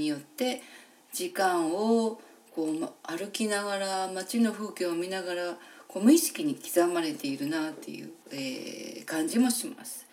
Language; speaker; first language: Japanese; native; Japanese